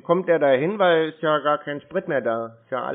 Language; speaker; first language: German; native; German